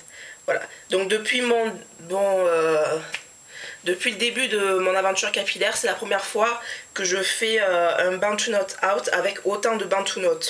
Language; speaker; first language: French; native; French